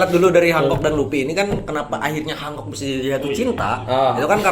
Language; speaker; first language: Indonesian; native; Indonesian